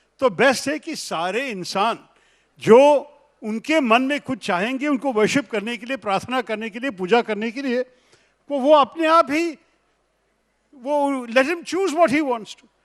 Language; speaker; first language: Hindi; non-native, local second language; Malayalam